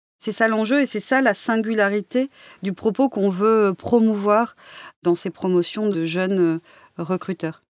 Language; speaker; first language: French; native; French